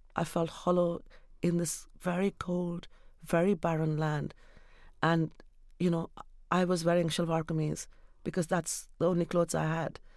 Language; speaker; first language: English; non-native, local second language; Urdu